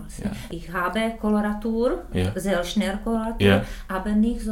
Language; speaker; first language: German; non-native, learner; Czech